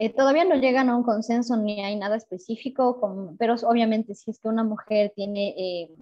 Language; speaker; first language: Spanish; native; Spanish